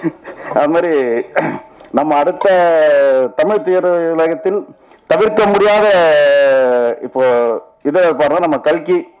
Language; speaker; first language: Tamil; native; Tamil